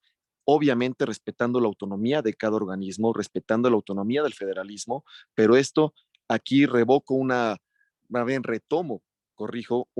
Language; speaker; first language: Spanish; native; Spanish